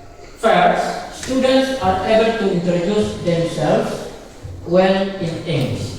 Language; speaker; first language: English; non-native, learner; Indonesian